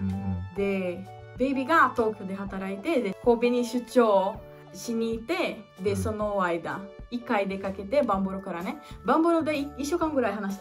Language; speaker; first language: Japanese; non-native, learner; Portuguese